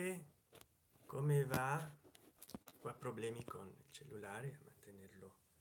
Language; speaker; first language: Italian; native; Italian